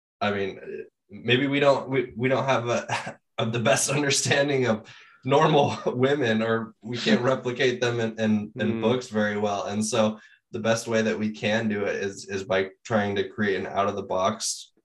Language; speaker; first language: English; native; English